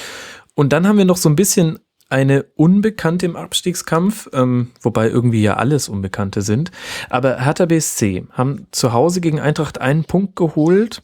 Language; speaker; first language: German; native; German